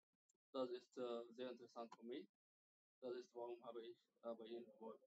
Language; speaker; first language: German; non-native, learner; Arabic